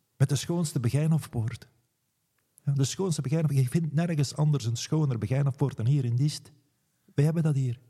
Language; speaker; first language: Dutch; native; Dutch